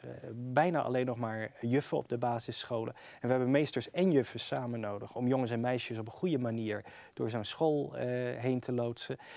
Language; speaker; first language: Dutch; native; Dutch